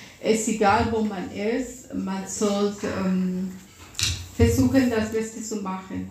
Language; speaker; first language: German; non-native, fluent; Russian